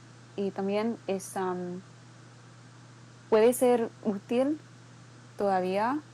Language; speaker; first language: Spanish; non-native, learner; English